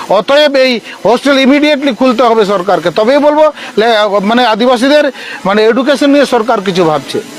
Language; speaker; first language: Bangla; non-native, local second language; Santali